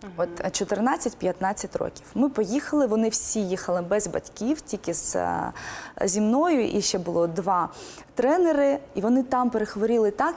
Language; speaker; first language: Ukrainian; non-native, local second language; Russian